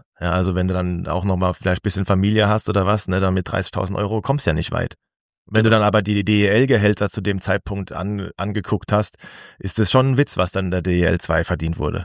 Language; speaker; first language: German; native; German